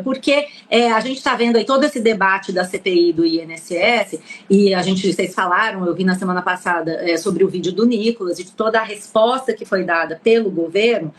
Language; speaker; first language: Portuguese; native; Portuguese